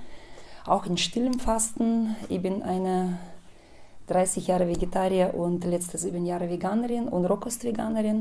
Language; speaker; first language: German; non-native, fluent; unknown